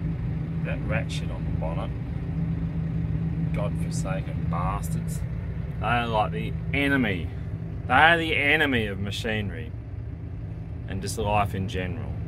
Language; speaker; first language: English; native; English